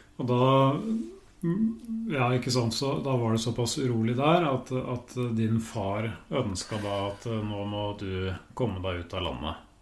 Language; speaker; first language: Norwegian; native; Norwegian